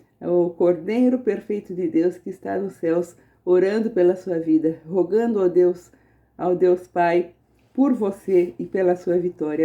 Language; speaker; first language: Portuguese; native; Portuguese